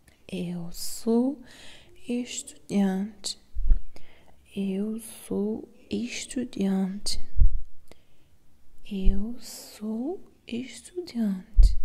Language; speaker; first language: Portuguese; non-native, learner; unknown